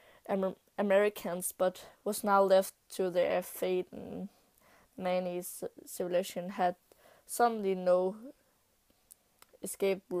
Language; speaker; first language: English; non-native, learner; Danish